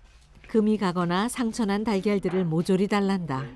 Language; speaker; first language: Korean; native; Korean